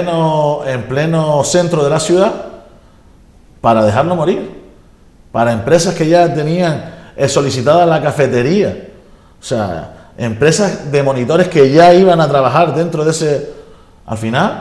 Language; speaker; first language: Spanish; native; Spanish